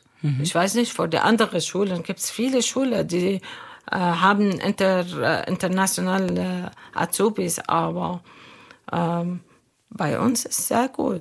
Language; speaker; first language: German; non-native, fluent; Arabic